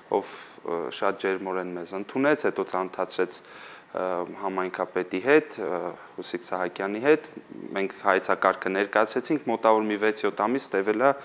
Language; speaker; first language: Armenian; native; Armenian